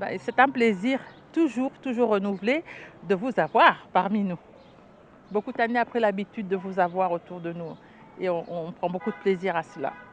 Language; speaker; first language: French; non-native, local second language; Lingala